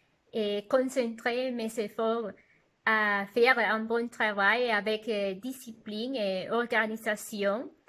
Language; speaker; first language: French; non-native, fluent; Spanish